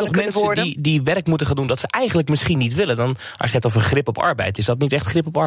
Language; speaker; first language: Dutch; native; Dutch